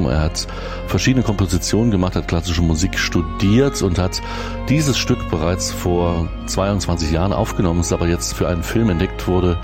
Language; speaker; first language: German; native; German